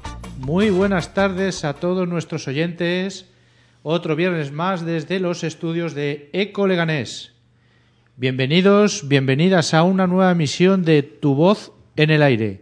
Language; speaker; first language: Spanish; native; Spanish